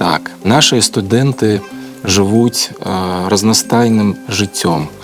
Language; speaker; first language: Belarusian; native; Belarusian